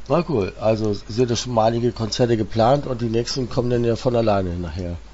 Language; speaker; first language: German; native; German